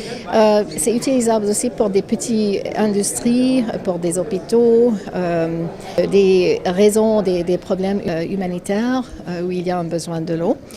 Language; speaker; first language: French; non-native, fluent; English